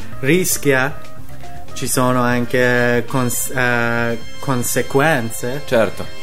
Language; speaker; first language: Italian; non-native, learner; Persian